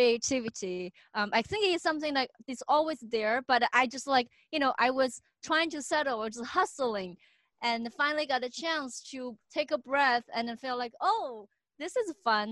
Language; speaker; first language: English; non-native, fluent; Chinese